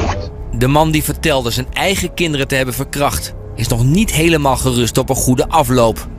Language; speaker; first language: Dutch; native; Dutch